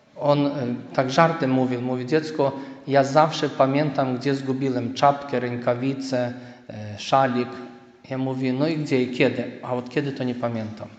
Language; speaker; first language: Polish; native; Polish